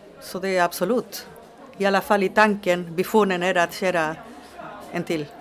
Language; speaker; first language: Swedish; non-native, fluent; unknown